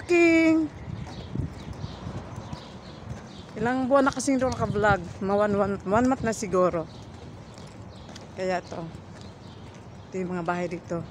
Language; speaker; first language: Filipino; non-native, local second language; Cebuano